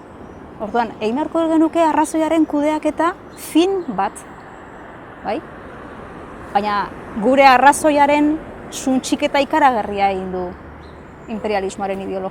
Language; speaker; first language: Basque; native; Basque